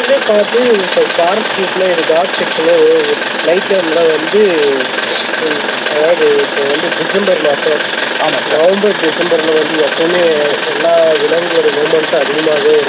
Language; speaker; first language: Tamil; native; Tamil